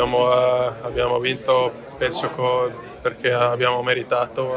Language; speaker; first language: Italian; non-native, fluent; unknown